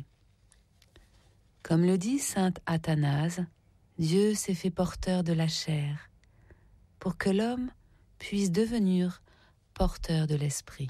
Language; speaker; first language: French; native; French